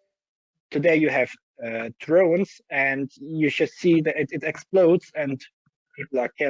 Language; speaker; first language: English; non-native, fluent; German